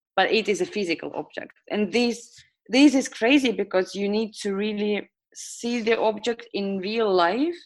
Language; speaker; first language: English; non-native, fluent; Estonian